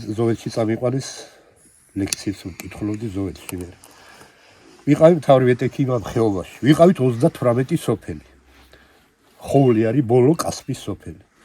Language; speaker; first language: Georgian; native; Georgian